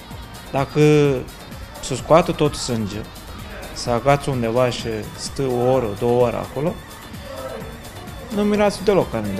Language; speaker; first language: Romanian; non-native, learner; Turkish